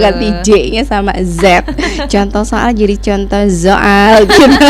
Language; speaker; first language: Indonesian; native; Indonesian